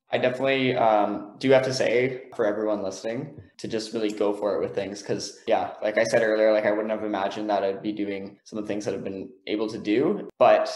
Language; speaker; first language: English; native; English